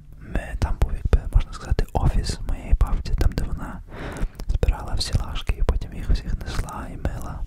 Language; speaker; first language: Ukrainian; early bilingual, heritage; Ukrainian